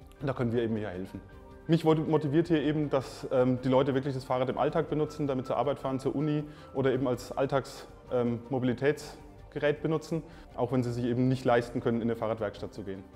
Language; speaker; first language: German; native; German